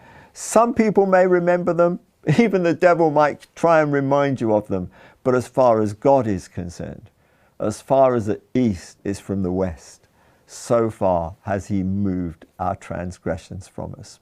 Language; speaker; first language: English; native; English